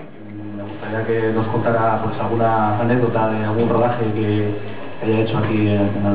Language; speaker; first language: Spanish; native; Spanish